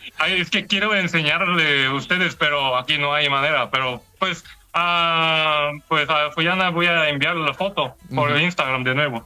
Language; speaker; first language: Spanish; non-native, learner; Korean